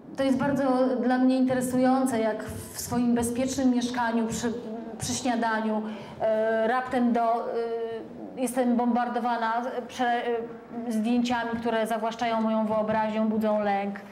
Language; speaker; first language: Polish; native; Polish